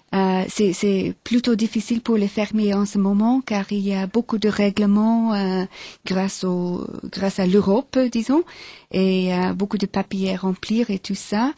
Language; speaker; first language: French; non-native, fluent; English